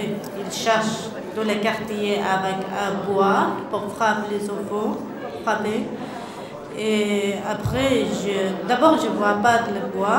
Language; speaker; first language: French; non-native, learner; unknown